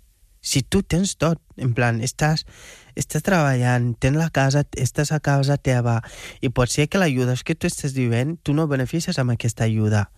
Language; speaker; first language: Catalan; non-native, fluent; Wolof